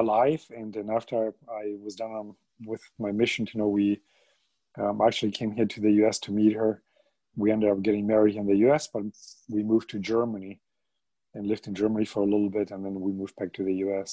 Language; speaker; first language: English; non-native, fluent; German